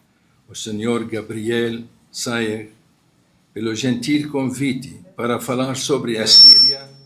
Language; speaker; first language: Portuguese; non-native, fluent; Arabic